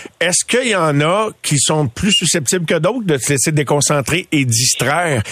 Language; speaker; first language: French; native; French